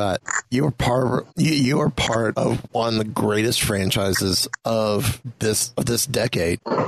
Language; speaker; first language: English; native; English